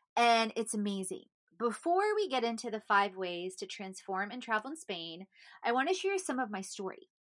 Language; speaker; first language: English; early bilingual, other home language; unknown